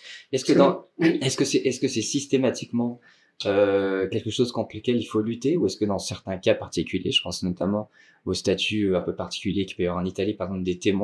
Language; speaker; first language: French; native; French